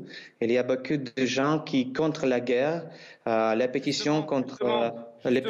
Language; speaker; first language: French; non-native, learner; Russian